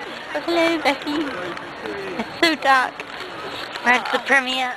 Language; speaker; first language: English; native; English